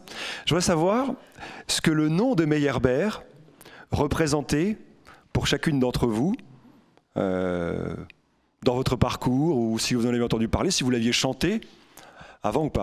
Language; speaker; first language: French; native; French